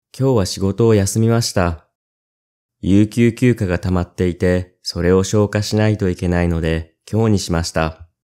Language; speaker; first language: Japanese; native; Japanese